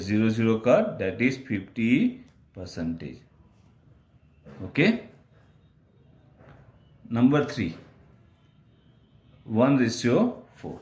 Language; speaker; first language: English; non-native, local second language; Gujarati